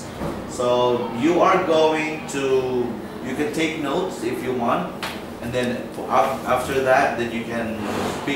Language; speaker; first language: English; non-native, fluent; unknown